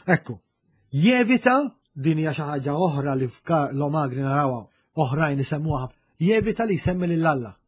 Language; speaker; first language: Maltese; native; Maltese